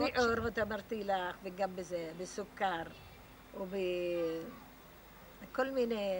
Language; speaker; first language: Hebrew; non-native, fluent; Arabic